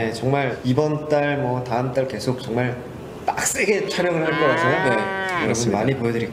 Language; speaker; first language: Korean; native; Korean